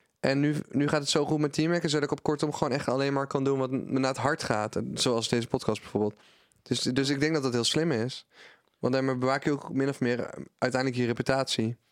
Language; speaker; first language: Dutch; native; Dutch